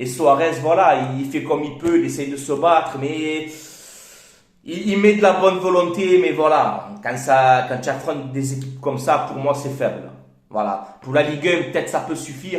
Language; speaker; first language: French; native; French